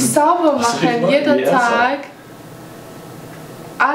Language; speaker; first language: German; non-native, learner; English